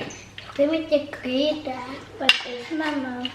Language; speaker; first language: Dutch; early bilingual, heritage; Indonesian